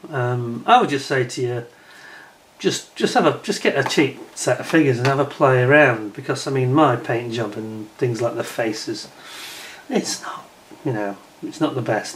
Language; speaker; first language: English; native; English